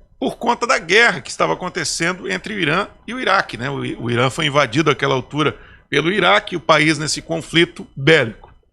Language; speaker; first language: Portuguese; native; Portuguese